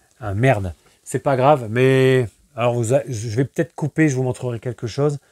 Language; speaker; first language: French; native; French